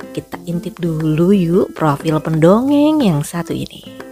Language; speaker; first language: Indonesian; native; Indonesian